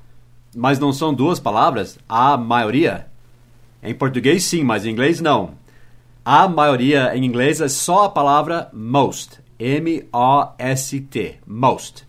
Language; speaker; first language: Portuguese; non-native, fluent; English